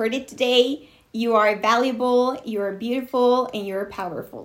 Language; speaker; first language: English; non-native, fluent; Spanish